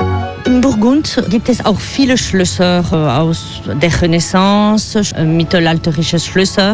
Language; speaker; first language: German; non-native, fluent; French